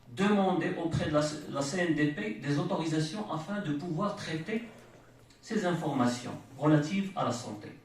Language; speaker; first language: French; non-native, local second language; Arabic